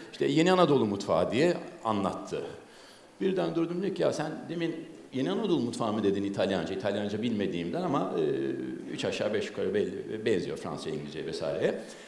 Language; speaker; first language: Turkish; native; Turkish